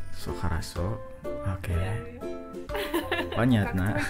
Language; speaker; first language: Russian; non-native, learner; Spanish